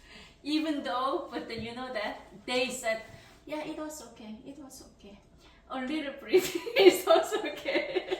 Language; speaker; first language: English; non-native, fluent; Korean